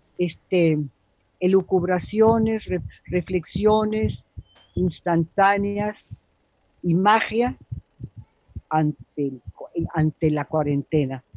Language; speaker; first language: Spanish; native; Spanish